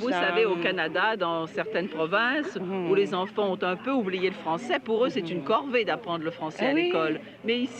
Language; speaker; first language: French; native; French